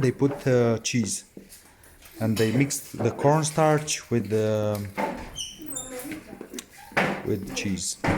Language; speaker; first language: English; non-native, learner; Romanian